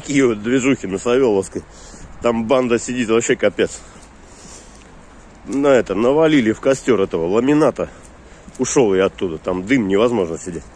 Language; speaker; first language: Russian; native; Russian